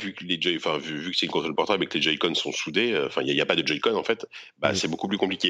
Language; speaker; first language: French; native; French